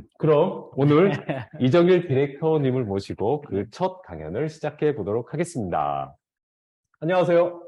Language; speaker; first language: Korean; native; Korean